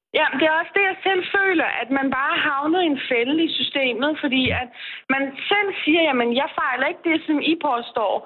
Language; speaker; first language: Danish; non-native, fluent; Persian